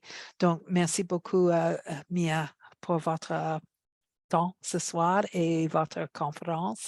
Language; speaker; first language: French; non-native, fluent; English